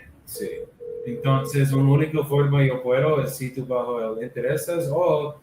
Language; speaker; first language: Spanish; non-native, learner; English